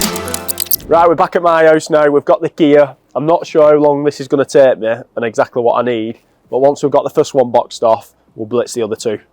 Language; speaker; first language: English; native; English